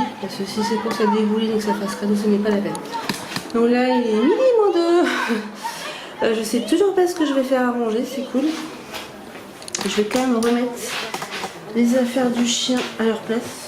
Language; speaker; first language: French; native; French